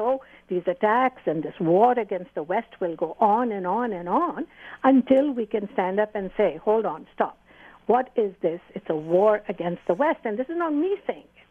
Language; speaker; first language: English; non-native, local second language; Urdu